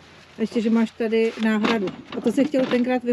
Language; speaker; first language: Czech; native; Czech